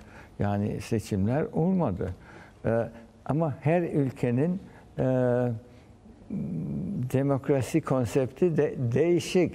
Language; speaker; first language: Turkish; early bilingual, heritage; Turkish